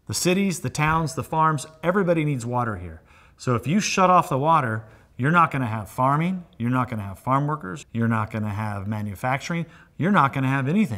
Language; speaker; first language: English; native; English